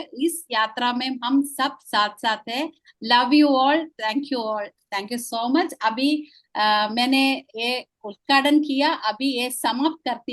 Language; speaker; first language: Hindi; non-native, local second language; Malayalam